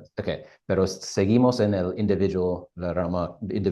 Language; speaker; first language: Spanish; non-native, fluent; English